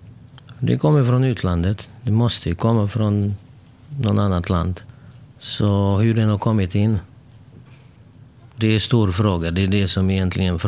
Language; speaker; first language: Swedish; non-native, fluent; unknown